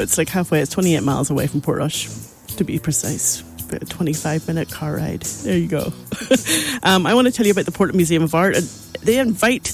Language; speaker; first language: English; native; English